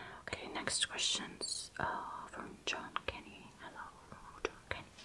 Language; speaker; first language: English; non-native, fluent; Russian